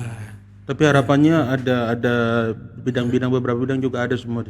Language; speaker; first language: Malay; native; Malay